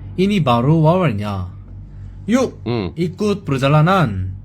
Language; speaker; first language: Indonesian; non-native, learner; Korean